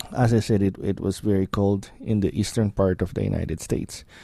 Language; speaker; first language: English; non-native, local second language; Filipino